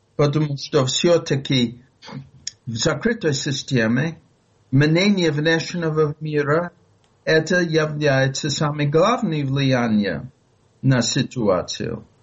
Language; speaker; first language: Russian; non-native, fluent; English